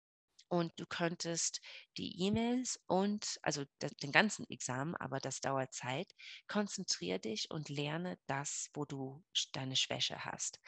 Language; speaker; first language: German; non-native, fluent; English